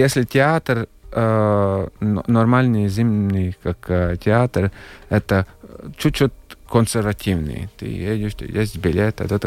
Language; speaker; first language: Russian; non-native, local second language; Latvian